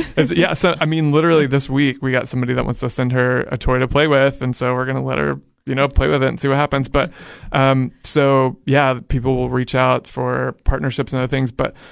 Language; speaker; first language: English; native; English